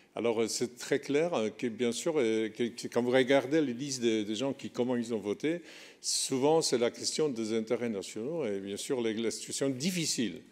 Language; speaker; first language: French; non-native, fluent; Polish